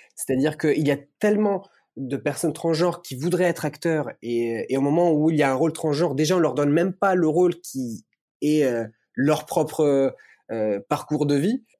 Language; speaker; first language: French; early bilingual, other home language; Italian